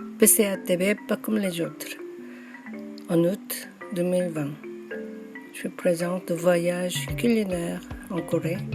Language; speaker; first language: French; non-native, fluent; Korean